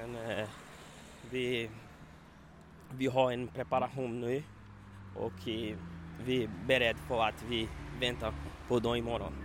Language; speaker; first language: Swedish; non-native, learner; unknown